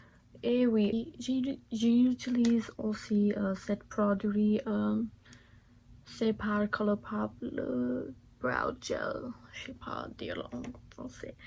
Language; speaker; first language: French; non-native, learner; English